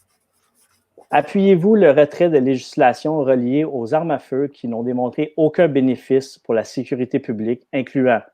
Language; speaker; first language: French; native; French